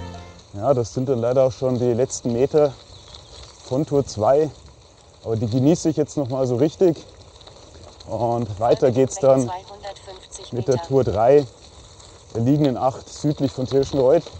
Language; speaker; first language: German; native; German